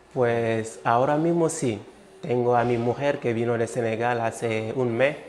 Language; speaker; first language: Spanish; non-native, fluent; Wolof